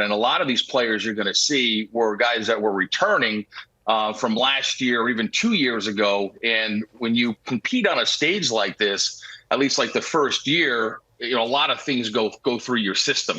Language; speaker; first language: English; native; English